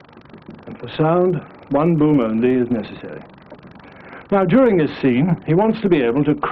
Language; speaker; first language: English; native; English